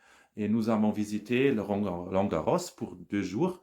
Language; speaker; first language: French; non-native, learner; German